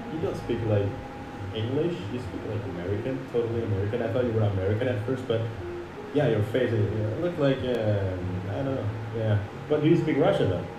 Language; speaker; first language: English; non-native, fluent; Indonesian